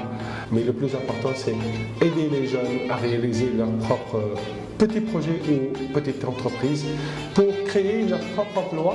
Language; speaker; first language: French; non-native, local second language; Arabic